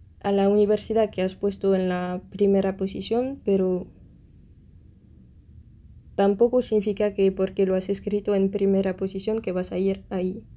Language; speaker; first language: Spanish; non-native, fluent; French